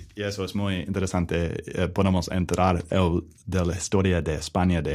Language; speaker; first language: Spanish; non-native, learner; English